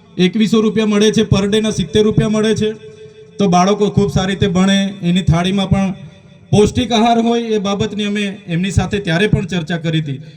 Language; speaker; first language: Gujarati; non-native, local second language; Vasavi